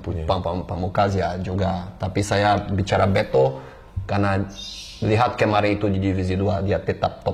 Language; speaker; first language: Indonesian; non-native, fluent; Portuguese